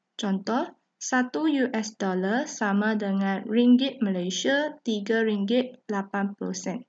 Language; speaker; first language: Malay; non-native, local second language; Chinese